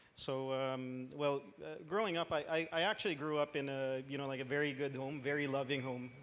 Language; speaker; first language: English; non-native, local second language; Filipino